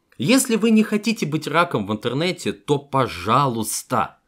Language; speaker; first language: Russian; native; Russian